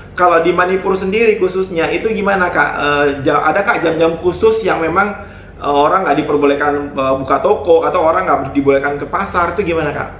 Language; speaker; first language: Indonesian; native; Indonesian